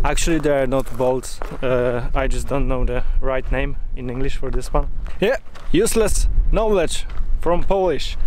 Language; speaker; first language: English; non-native, fluent; Polish